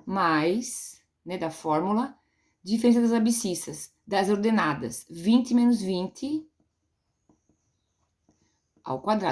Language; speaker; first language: Portuguese; native; Portuguese